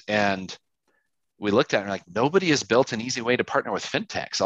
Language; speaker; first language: English; native; English